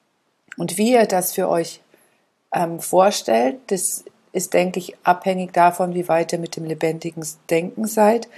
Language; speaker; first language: German; native; German